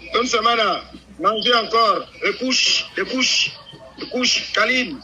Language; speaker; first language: French; non-native, learner; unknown